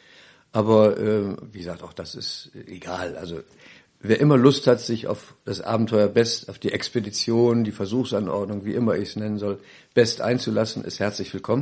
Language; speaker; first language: German; native; German